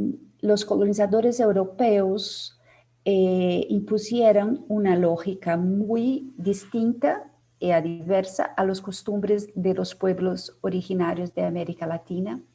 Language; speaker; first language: Spanish; non-native, fluent; Portuguese